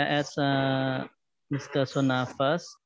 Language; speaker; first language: English; non-native, learner; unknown